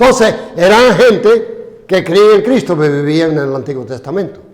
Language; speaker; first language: Spanish; non-native, fluent; English